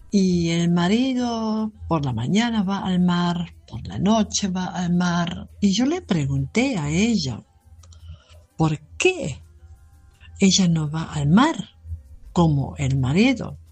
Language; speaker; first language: Spanish; non-native, fluent; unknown